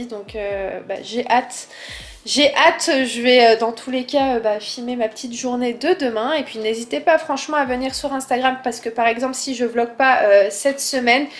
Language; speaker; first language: French; native; French